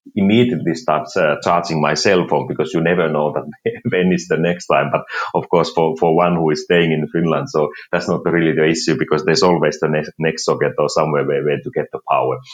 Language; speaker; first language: English; non-native, fluent; Finnish